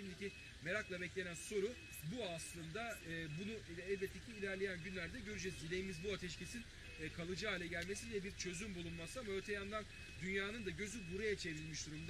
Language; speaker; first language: Turkish; native; Turkish